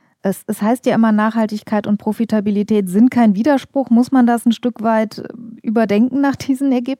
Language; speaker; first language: German; native; German